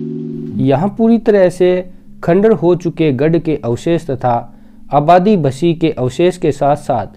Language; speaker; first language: Hindi; native; Hindi